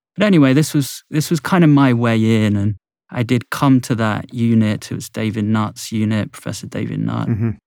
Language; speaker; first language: English; native; English